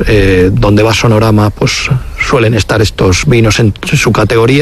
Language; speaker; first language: Spanish; native; Spanish